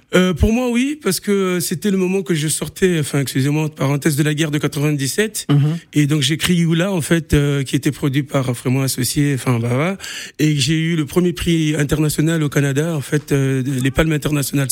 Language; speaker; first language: French; non-native, local second language; Lingala